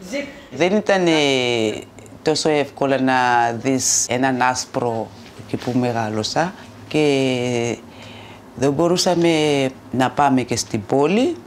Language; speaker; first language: Greek; non-native, fluent; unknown